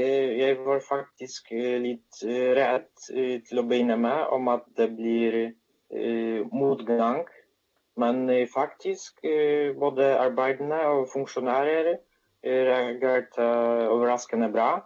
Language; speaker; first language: Swedish; non-native, fluent; Polish